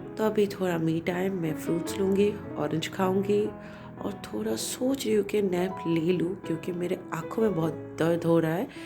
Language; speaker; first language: Hindi; non-native, local second language; Bangla